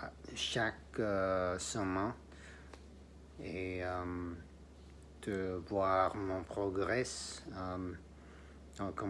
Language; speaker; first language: French; non-native, learner; English